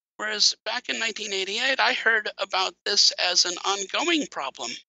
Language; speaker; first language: English; native; English